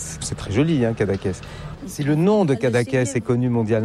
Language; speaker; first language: French; native; French